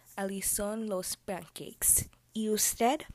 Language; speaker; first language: Spanish; non-native, learner; English